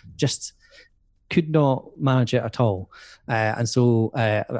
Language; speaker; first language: English; native; English